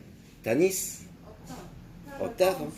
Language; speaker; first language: English; non-native, learner; French